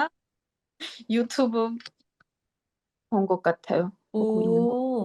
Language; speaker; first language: Korean; non-native, learner; Armenian